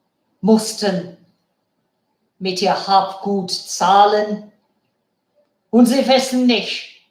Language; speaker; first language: German; non-native, fluent; Bangla